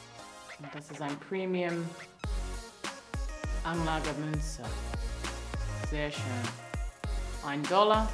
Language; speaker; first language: German; non-native, learner; English